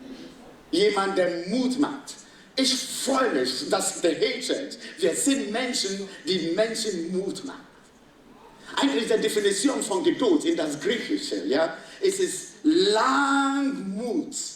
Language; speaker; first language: German; non-native, fluent; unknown